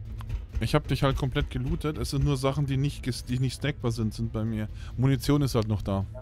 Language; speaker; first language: German; native; German